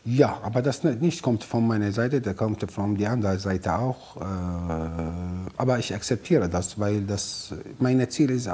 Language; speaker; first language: German; non-native, learner; Arabic